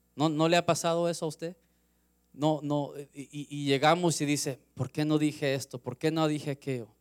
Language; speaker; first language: Spanish; early bilingual, heritage; Spanish